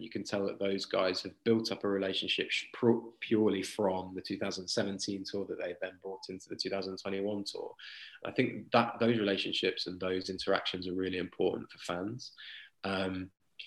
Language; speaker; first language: English; native; English